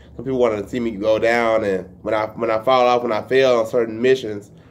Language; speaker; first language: English; native; English